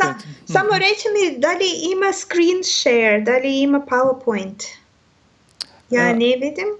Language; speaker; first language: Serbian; non-native, learner; Russian